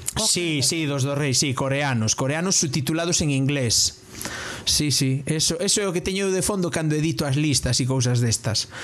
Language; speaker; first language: Galician; non-native, local second language; Spanish